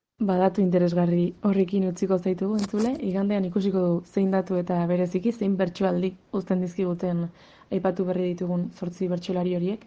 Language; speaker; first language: Basque; native; Basque